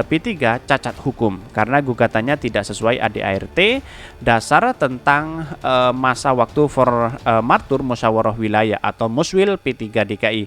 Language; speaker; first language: Indonesian; native; Indonesian